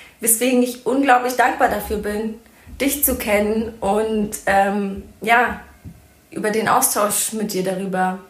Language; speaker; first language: German; early bilingual, other home language; Persian